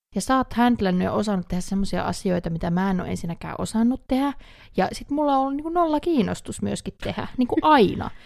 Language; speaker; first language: Finnish; native; Finnish